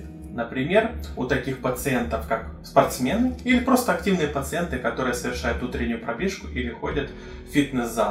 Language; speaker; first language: Russian; native; Russian